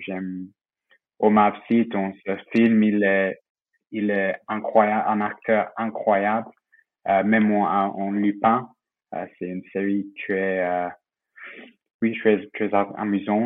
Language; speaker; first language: French; non-native, fluent; English